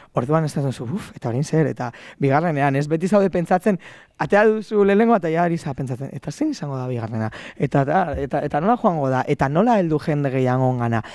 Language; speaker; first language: Basque; native; Basque